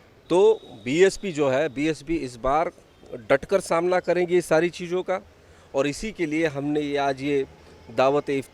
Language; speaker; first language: Hindi; non-native, local second language; Marathi